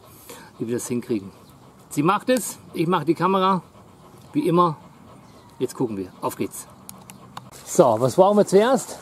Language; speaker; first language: German; native; German